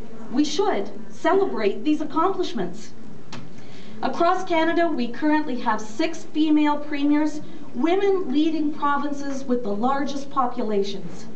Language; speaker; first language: English; native; English